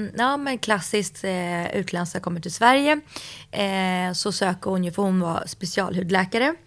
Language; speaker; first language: Swedish; early bilingual, other home language; Russian